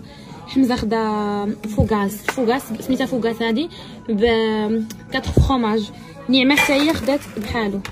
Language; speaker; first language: Arabic; native; Arabic